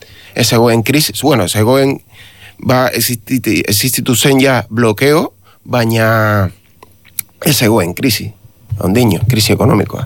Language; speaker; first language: Basque; non-native, learner; Spanish